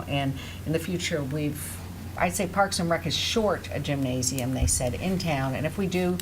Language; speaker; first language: English; native; English